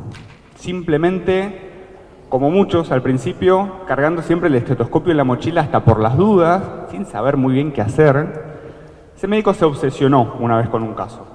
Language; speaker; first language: Spanish; native; Spanish